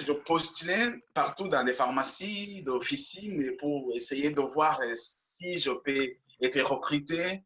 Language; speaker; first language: French; non-native, local second language; Kinyarwanda